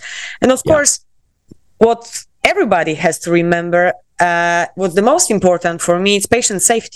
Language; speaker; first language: English; non-native, fluent; Polish